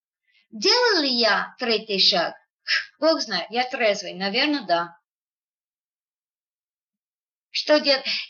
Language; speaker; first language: Russian; non-native, fluent; English